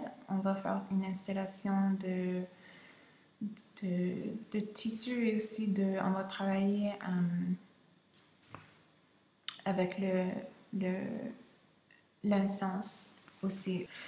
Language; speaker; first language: French; non-native, local second language; English